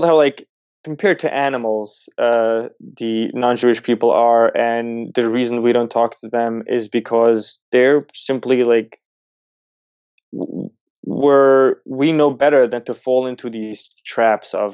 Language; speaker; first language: English; early bilingual, other home language; Yiddish